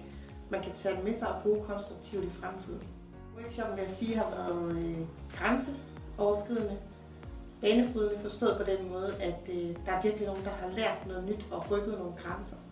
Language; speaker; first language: Danish; native; Danish